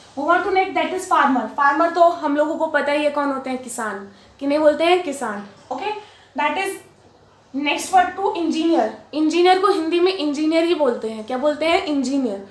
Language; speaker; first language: Hindi; native; Hindi